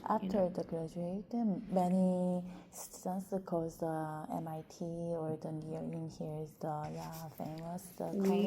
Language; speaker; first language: English; non-native, learner; Korean